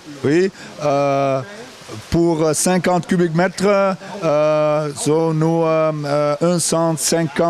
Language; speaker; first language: French; non-native, learner; Dutch